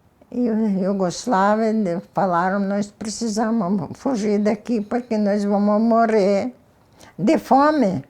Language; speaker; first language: Portuguese; early bilingual, other home language; Ukrainian